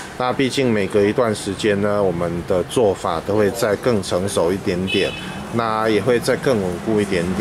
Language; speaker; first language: Chinese; native; Chinese